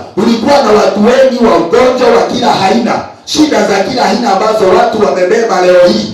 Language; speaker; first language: Swahili; non-native, local second language; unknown